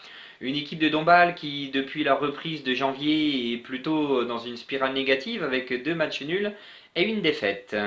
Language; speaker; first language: French; native; French